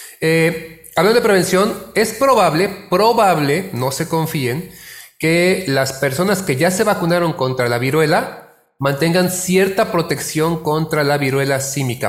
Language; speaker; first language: Spanish; native; Spanish